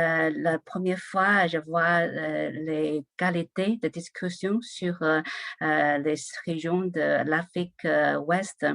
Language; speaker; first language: French; non-native, learner; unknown